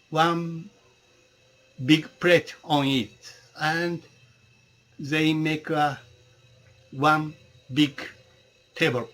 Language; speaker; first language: English; non-native, learner; Japanese